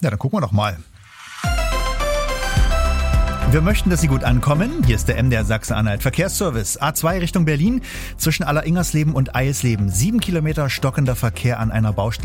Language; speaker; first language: German; native; German